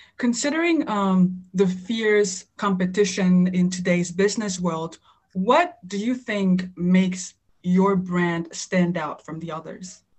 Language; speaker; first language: English; non-native, fluent; French